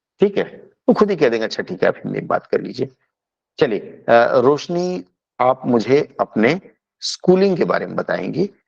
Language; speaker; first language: Hindi; native; Hindi